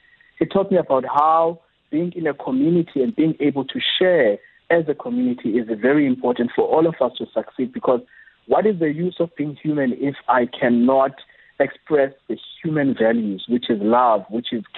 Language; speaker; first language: English; non-native, local second language; Xhosa